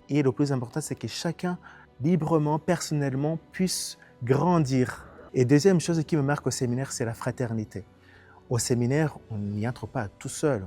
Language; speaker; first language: French; non-native, local second language; Kinyarwanda